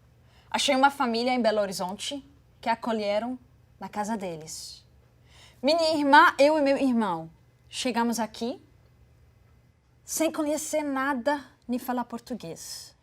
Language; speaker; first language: Portuguese; non-native, fluent; Arabic